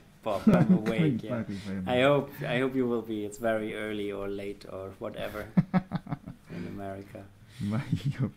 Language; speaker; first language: English; non-native, fluent; German